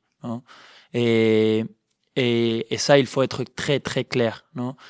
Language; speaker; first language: French; non-native, fluent; Spanish